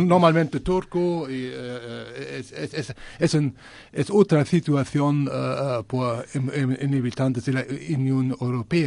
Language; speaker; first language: Spanish; non-native, learner; German